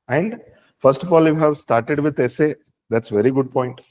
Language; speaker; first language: English; non-native, local second language; Kannada